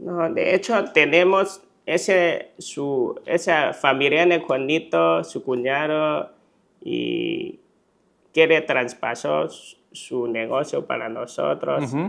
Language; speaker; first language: Spanish; non-native, learner; Chinese